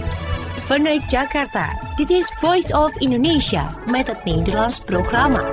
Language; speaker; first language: Dutch; non-native, fluent; Indonesian